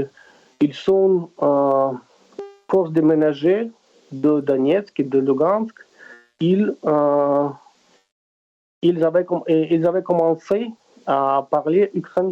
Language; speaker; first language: French; non-native, fluent; Russian